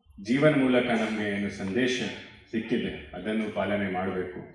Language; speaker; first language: Kannada; non-native, local second language; Lambadi